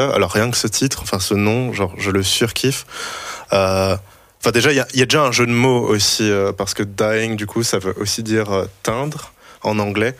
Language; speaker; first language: French; native; French